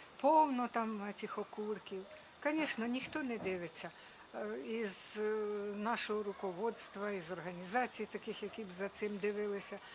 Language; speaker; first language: Ukrainian; native; Ukrainian